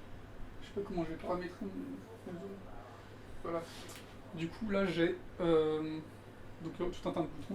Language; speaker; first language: French; native; French